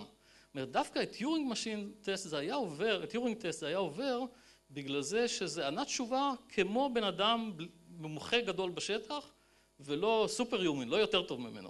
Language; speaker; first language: Hebrew; native; Hebrew